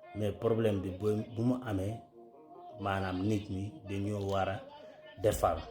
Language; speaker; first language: Wolof; non-native, local second language; Fula